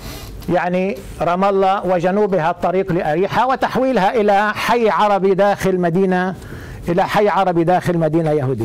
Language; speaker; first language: Arabic; native; Arabic